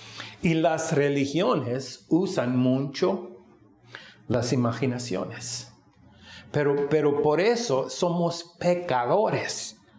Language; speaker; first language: Spanish; non-native, fluent; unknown